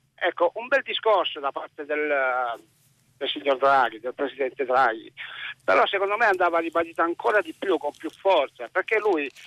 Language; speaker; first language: Italian; native; Italian